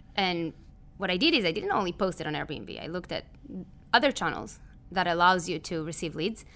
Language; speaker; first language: English; early bilingual, other home language; Hebrew